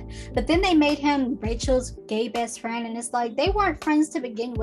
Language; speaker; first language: English; native; English